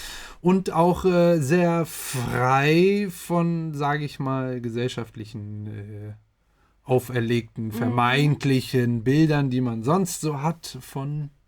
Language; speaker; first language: German; native; German